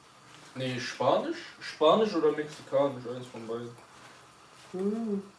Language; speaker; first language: German; early bilingual, other home language; Kurdish